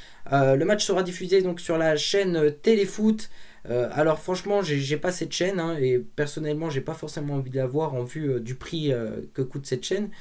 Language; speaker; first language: French; native; French